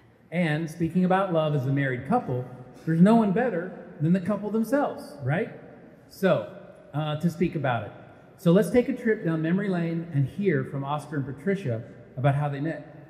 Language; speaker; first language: English; early bilingual, other home language; Portuguese